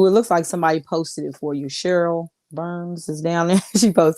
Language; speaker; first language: English; native; English